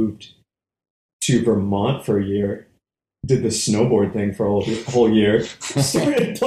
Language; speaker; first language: English; native; English